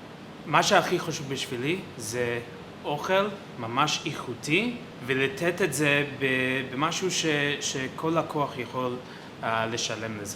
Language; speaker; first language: Hebrew; non-native, fluent; English